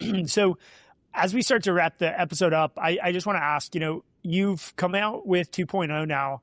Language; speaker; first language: English; native; English